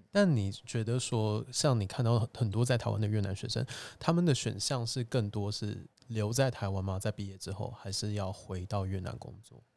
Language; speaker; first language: Chinese; non-native, fluent; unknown